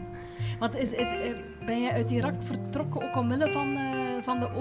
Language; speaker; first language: Dutch; native; Dutch